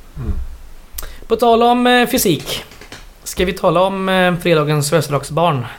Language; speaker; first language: Swedish; native; Swedish